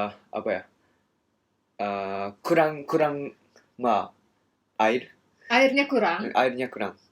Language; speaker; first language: Indonesian; non-native, learner; Japanese